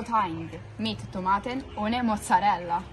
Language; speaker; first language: German; non-native, learner; Italian